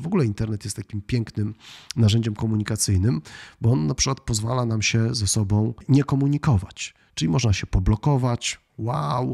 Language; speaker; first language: Polish; native; Polish